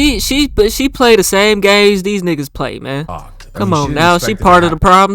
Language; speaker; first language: English; native; English